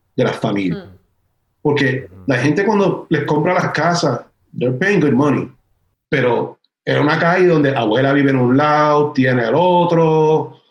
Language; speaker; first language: Spanish; early bilingual, heritage; Spanish